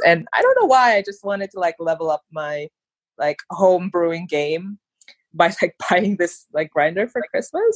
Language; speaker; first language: English; non-native, local second language; Filipino